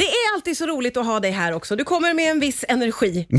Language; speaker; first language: Swedish; native; Swedish